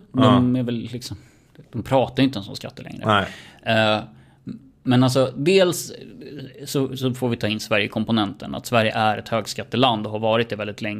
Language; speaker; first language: Swedish; native; Swedish